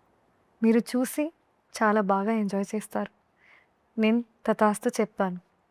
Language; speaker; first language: Telugu; non-native, learner; Hindi